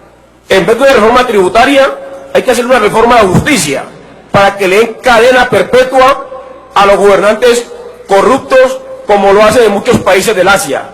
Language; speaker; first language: Spanish; native; Spanish